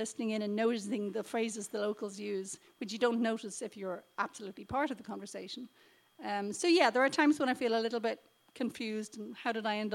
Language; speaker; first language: English; native; English